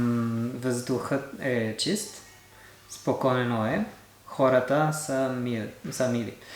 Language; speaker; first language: Bulgarian; non-native, learner; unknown